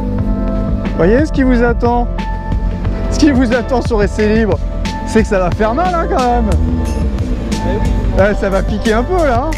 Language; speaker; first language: French; native; French